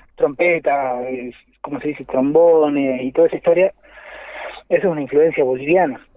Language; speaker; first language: Spanish; native; Spanish